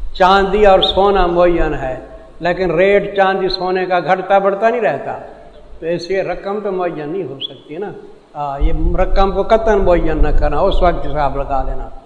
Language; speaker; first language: Urdu; non-native, local second language; Saraiki